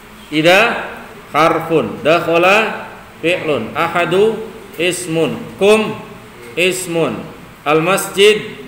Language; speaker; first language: Arabic; non-native, fluent; Indonesian